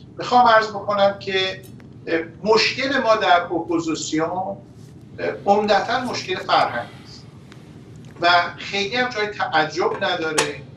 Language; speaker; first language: Persian; non-native, local second language; Azerbaijani